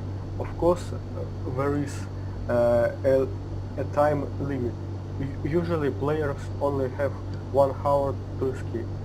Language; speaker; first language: English; non-native, learner; Russian